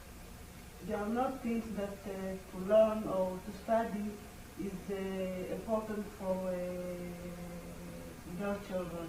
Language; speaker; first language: English; non-native, learner; Amharic